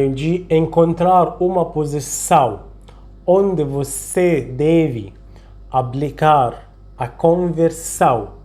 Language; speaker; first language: Portuguese; non-native, fluent; Arabic